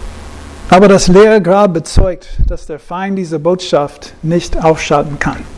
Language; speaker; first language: German; non-native, fluent; English